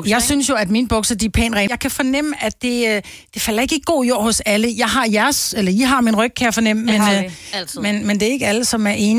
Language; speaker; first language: Danish; native; Danish